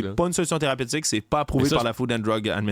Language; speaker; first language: French; native; French